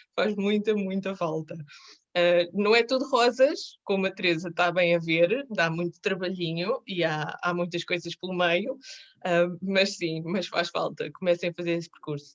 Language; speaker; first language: Portuguese; native; Portuguese